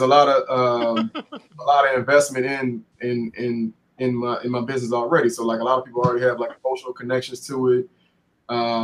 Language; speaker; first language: English; native; English